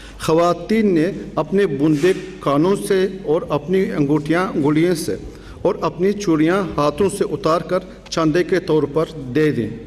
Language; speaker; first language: Urdu; non-native, fluent; Turkish